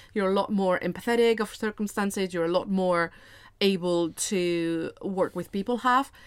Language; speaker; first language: English; non-native, fluent; Spanish